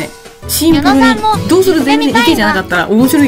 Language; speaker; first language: Japanese; native; Japanese